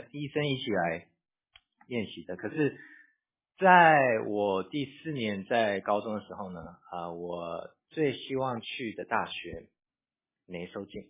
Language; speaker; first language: Chinese; early bilingual, heritage; English